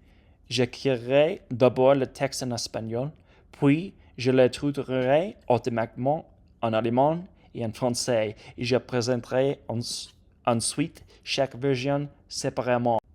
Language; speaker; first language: French; non-native, learner; English